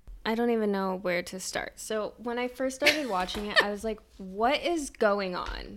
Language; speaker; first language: English; native; English